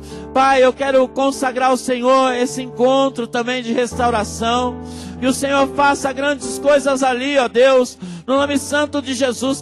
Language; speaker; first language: Portuguese; native; Portuguese